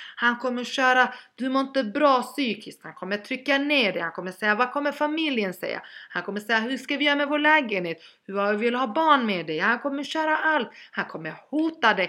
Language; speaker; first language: Swedish; early bilingual, other home language; Albanian